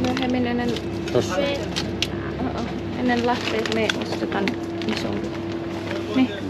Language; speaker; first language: Finnish; non-native, learner; Indonesian